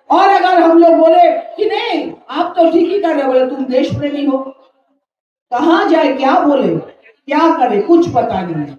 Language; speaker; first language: Hindi; non-native, local second language; Bangla